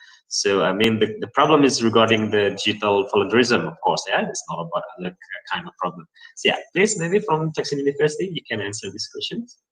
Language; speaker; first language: English; non-native, fluent; Indonesian